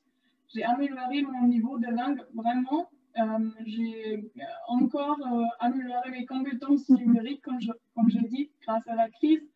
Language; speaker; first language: French; non-native, fluent; German